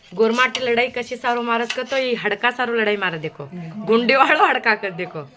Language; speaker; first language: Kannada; non-native, local second language; Lambadi